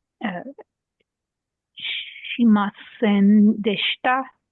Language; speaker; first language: Japanese; non-native, learner; English